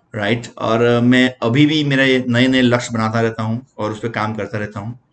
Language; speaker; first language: Hindi; non-native, local second language; Gujarati